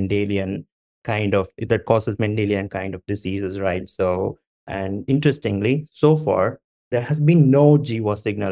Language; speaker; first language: English; non-native, local second language; Tamil